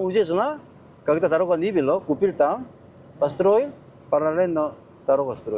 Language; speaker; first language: Russian; non-native, learner; Korean